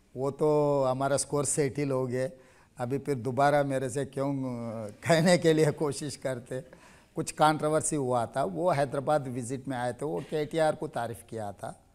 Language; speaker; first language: Hindi; non-native, local second language; Telugu